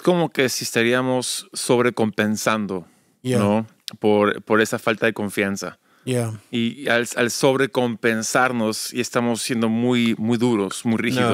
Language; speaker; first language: Spanish; early bilingual, other home language; English